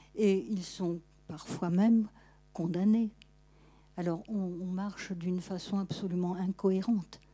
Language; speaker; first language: French; native; French